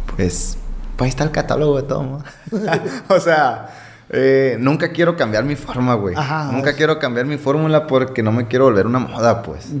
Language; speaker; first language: Spanish; native; Spanish